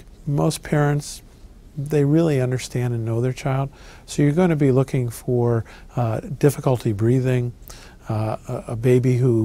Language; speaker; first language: English; native; English